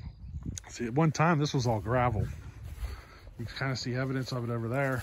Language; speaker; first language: English; native; English